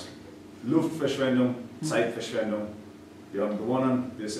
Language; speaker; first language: German; non-native, fluent; English